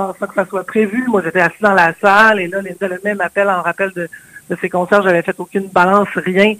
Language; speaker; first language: French; native; French